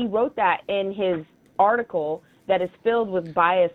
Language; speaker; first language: English; native; English